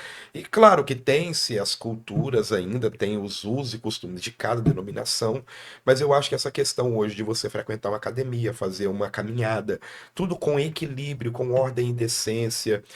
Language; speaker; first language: Portuguese; native; Portuguese